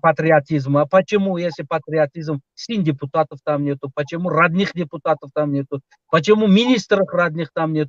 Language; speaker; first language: Russian; non-native, local second language; Tajik